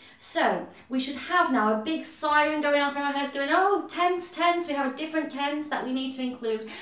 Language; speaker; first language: English; native; English